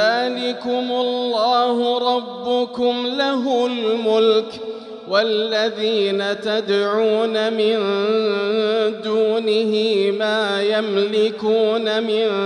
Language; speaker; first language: Arabic; native; Arabic